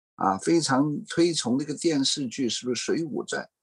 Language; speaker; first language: Chinese; non-native, fluent; Cantonese